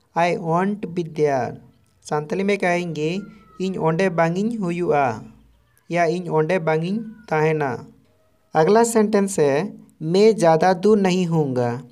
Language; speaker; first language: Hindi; non-native, local second language; Santali